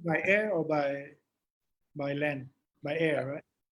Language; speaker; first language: English; non-native, learner; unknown